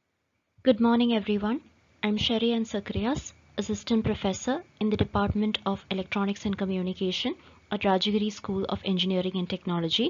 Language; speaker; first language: English; non-native, local second language; Malayalam